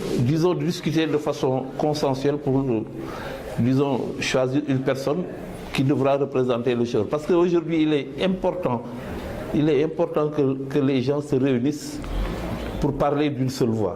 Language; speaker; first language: French; non-native, local second language; Wolof